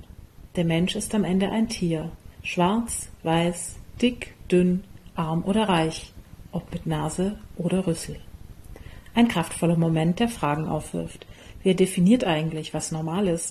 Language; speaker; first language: German; native; German